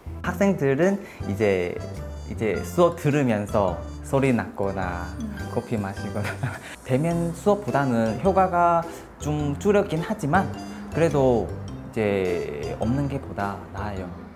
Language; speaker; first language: Korean; non-native, fluent; Chinese